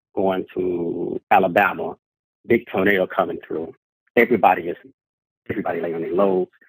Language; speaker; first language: English; native; English